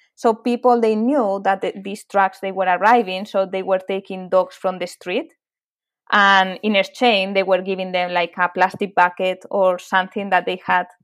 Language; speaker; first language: English; non-native, fluent; Spanish